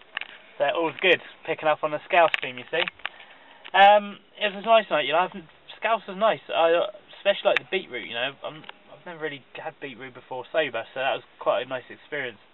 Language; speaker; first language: English; native; English